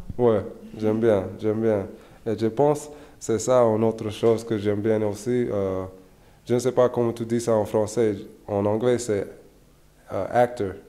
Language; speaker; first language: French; non-native, learner; English